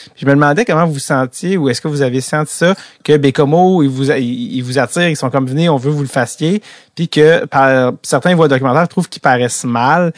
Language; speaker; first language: French; native; French